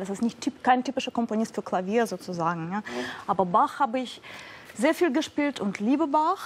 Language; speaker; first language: German; non-native, fluent; Russian